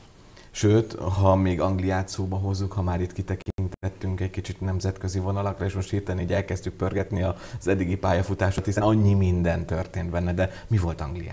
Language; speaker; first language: Hungarian; native; Hungarian